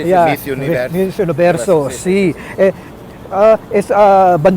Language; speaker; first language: Spanish; non-native, learner; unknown